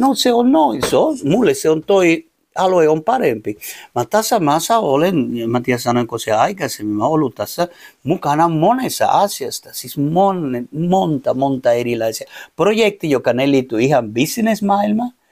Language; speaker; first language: Finnish; non-native, fluent; Spanish